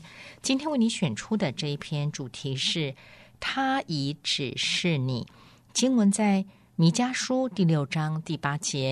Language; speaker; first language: Chinese; native; Chinese